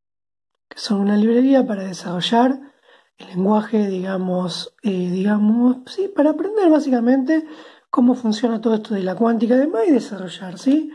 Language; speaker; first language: Spanish; native; Spanish